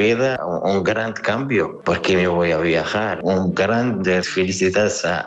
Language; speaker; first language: Spanish; non-native, learner; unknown